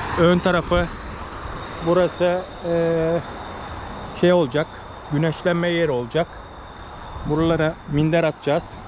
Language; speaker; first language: Turkish; native; Turkish